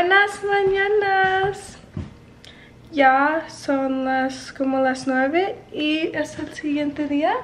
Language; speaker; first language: Spanish; early bilingual, other home language; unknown